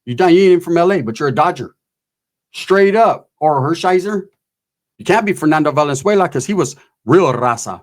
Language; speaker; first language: English; native; English